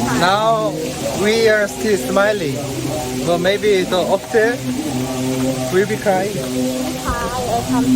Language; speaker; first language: English; non-native, learner; Korean